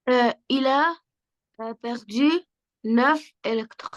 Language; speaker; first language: French; non-native, learner; Arabic